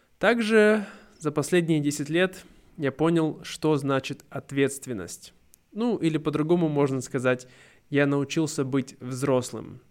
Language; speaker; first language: Russian; native; Russian